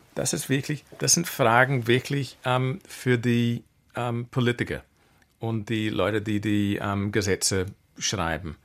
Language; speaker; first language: German; non-native, fluent; English